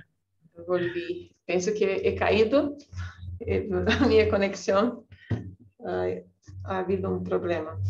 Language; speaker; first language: Spanish; non-native, learner; Portuguese